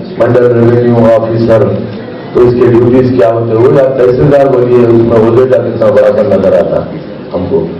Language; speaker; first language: Urdu; native; Urdu